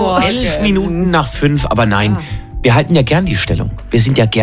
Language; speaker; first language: German; native; German